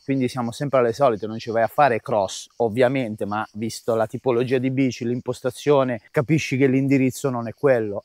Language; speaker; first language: Italian; native; Italian